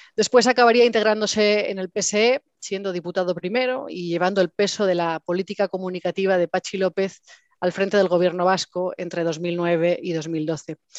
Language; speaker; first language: Spanish; native; Spanish